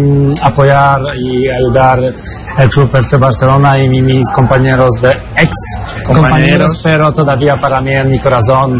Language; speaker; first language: Spanish; non-native, learner; Polish